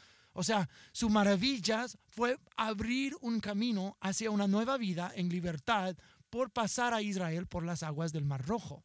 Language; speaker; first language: Spanish; non-native, fluent; English